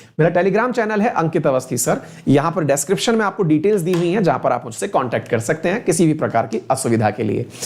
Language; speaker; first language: Hindi; native; Hindi